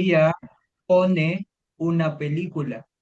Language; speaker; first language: Spanish; non-native, learner; Filipino